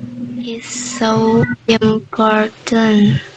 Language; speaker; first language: English; non-native, learner; Indonesian